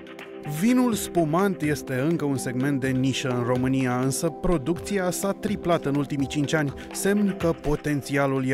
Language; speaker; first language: Romanian; native; Romanian